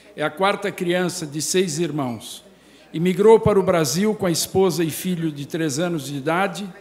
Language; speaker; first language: Portuguese; native; Portuguese